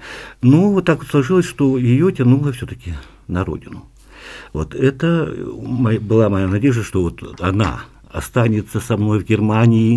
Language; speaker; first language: Russian; non-native, local second language; Yakut